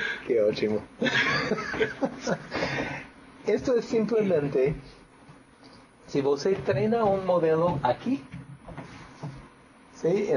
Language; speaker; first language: Spanish; non-native, fluent; English